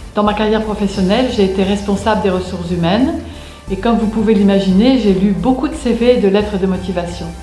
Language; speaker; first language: French; native; French